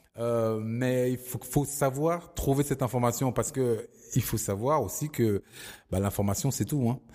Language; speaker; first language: French; early bilingual, other home language; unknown